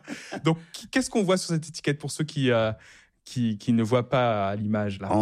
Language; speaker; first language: French; native; French